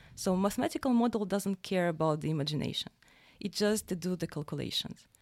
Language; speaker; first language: English; non-native, fluent; Russian